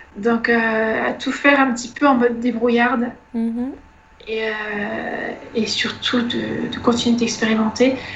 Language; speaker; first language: French; native; French